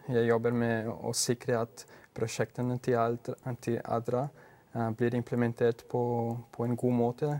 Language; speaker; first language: Norwegian; non-native, fluent; Portuguese